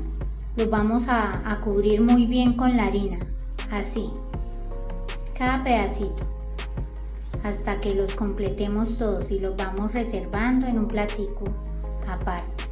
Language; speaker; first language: Spanish; native; Spanish